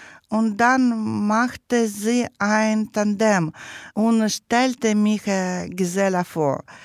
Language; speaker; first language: German; non-native, learner; Ukrainian